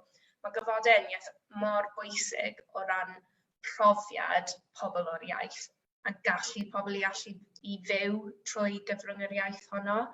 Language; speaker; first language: Welsh; native; Welsh